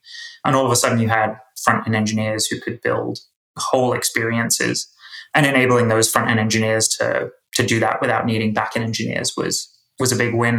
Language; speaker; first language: English; native; English